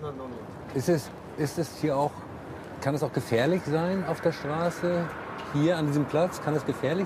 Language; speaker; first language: German; native; German